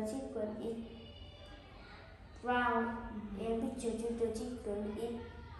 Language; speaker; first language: English; non-native, learner; Vietnamese